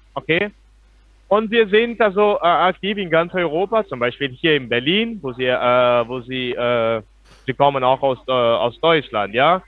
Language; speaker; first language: German; non-native, fluent; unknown